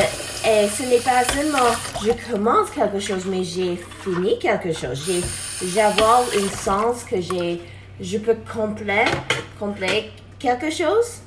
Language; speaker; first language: French; non-native, learner; English